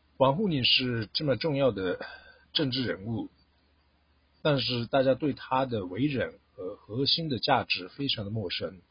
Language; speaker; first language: Chinese; non-native, fluent; Japanese